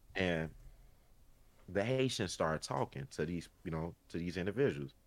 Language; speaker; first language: English; early bilingual, other home language; Haitian Creole